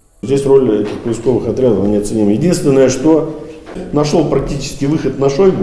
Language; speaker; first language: Russian; native; Russian